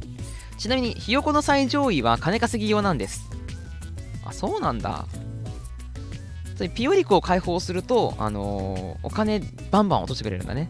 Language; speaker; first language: Japanese; native; Japanese